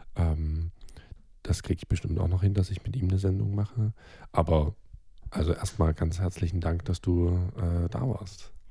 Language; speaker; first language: German; native; German